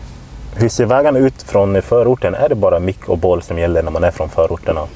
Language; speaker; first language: Swedish; native; Swedish